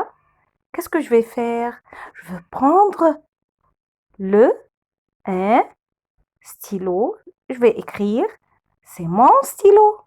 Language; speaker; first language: French; non-native, fluent; Arabic